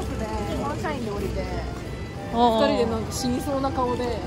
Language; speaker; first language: Japanese; native; Japanese